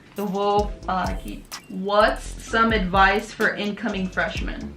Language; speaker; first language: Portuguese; non-native, learner; English